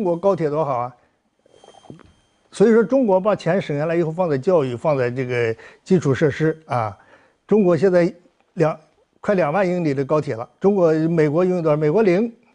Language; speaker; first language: Chinese; native; Chinese